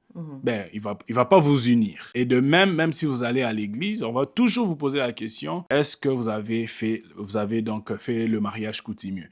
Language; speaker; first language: French; non-native, local second language; Lingala